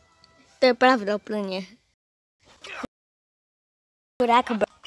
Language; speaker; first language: Czech; non-native, learner; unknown